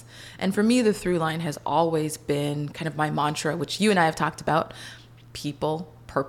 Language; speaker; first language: English; native; English